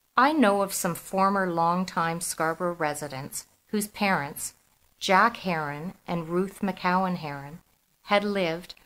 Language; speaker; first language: English; native; English